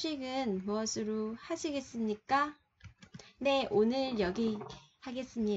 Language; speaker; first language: Korean; non-native, fluent; Vietnamese